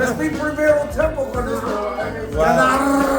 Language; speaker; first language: Spanish; non-native, learner; English